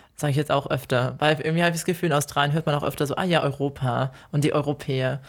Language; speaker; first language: German; native; German